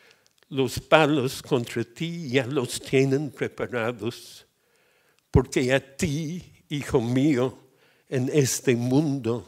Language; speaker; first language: Spanish; non-native, fluent; English